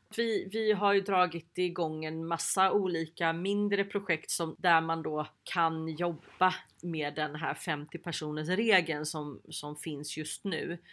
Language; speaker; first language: Swedish; native; Swedish